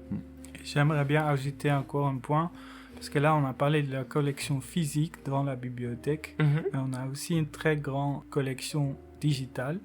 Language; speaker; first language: French; non-native, local second language; Dutch